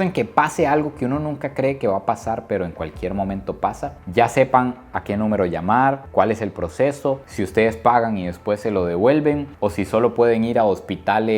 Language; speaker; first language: Spanish; native; Spanish